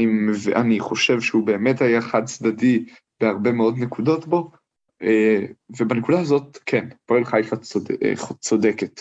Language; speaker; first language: Hebrew; native; Hebrew